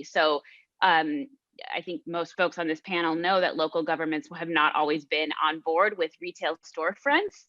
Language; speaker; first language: English; native; English